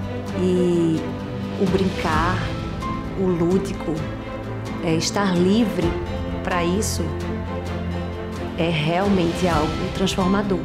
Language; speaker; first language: Portuguese; native; Portuguese